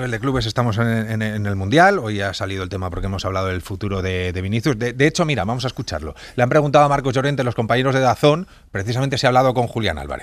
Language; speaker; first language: Spanish; native; Spanish